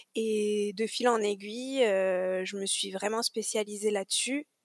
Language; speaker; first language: French; native; French